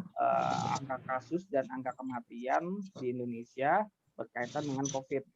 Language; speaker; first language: Indonesian; native; Indonesian